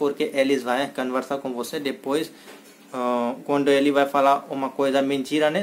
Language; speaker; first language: Portuguese; non-native, learner; Hindi